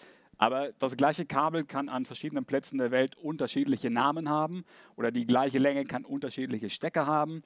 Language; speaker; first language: German; native; German